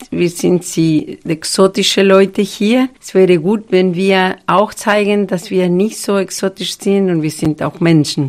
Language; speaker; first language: German; non-native, fluent; Spanish